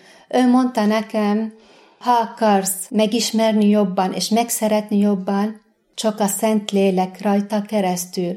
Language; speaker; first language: Hungarian; non-native, fluent; Arabic